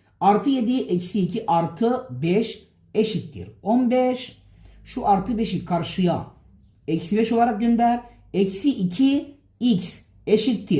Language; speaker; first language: Turkish; native; Turkish